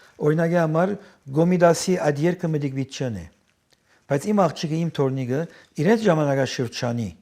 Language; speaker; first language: Armenian; early bilingual, heritage; Armenian